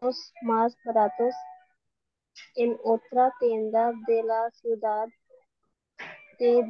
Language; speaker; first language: Spanish; non-native, learner; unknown